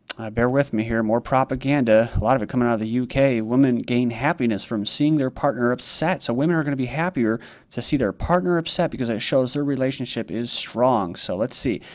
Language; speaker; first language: English; native; English